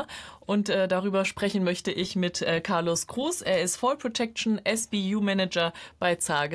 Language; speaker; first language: German; native; German